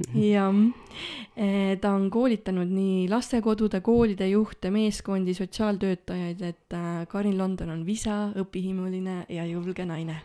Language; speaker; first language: Estonian; native; Estonian